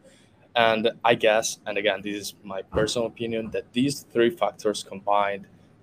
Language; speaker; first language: English; non-native, fluent; Italian